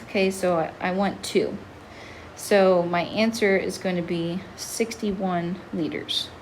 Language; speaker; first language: English; native; English